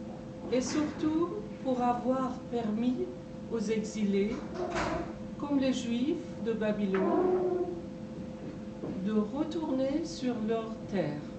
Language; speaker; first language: French; non-native, fluent; Persian